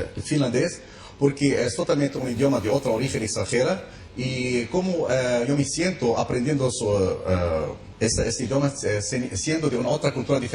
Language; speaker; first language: Spanish; non-native, fluent; Arabic